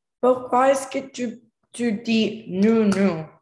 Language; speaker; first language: French; non-native, learner; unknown